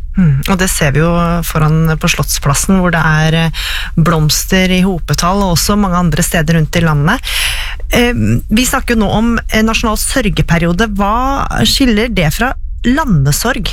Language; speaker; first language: Norwegian; native; Norwegian